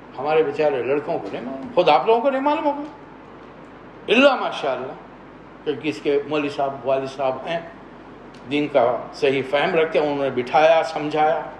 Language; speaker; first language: Urdu; native; Urdu